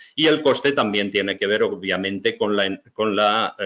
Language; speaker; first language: Spanish; native; Spanish